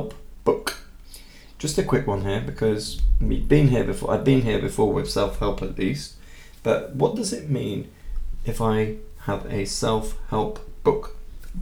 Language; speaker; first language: English; native; English